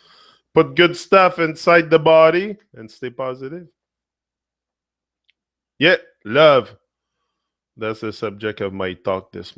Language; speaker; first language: English; non-native, fluent; French